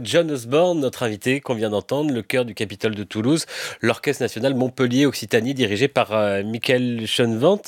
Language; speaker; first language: French; native; French